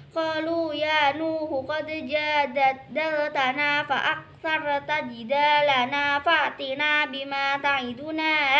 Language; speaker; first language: Arabic; non-native, learner; Indonesian